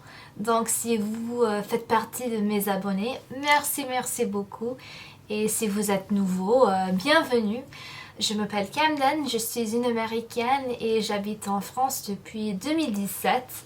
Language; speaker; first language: French; non-native, fluent; English